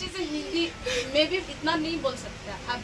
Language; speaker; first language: Hindi; non-native, local second language; Assamese